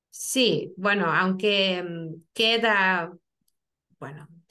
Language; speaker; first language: Spanish; non-native, fluent; Lithuanian